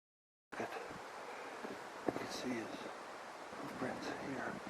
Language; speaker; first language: English; native; English